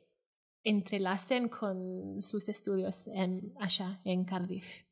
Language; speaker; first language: Spanish; non-native, fluent; Welsh